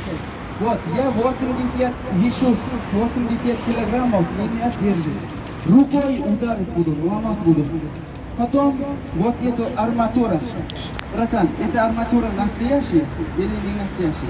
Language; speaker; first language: Russian; non-native, learner; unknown